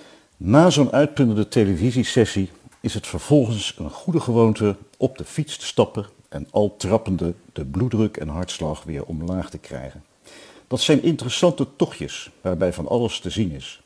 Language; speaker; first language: Dutch; native; Dutch